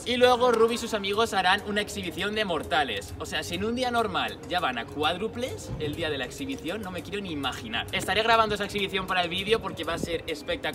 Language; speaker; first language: Spanish; native; Spanish